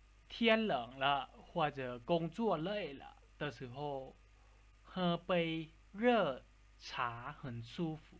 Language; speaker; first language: Chinese; non-native, fluent; Lao